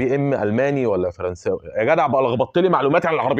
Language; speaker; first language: Arabic; native; Arabic